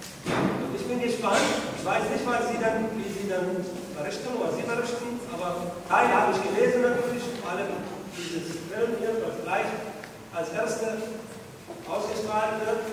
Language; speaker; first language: German; non-native, fluent; Arabic